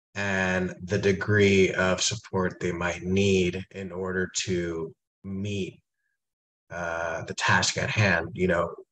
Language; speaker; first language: English; native; English